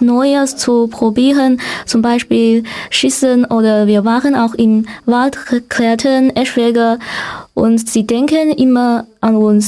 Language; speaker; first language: German; non-native, learner; Chinese